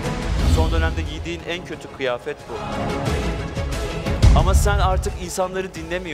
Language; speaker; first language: Turkish; native; Turkish